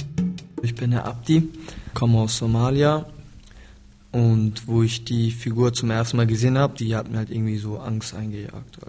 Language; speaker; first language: German; non-native, fluent; Somali